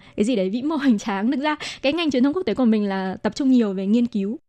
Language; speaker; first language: Vietnamese; native; Vietnamese